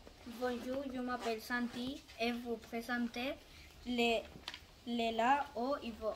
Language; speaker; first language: French; non-native, learner; Catalan